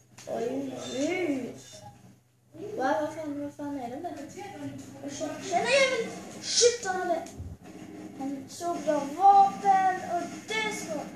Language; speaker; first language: Swedish; early bilingual, other home language; Albanian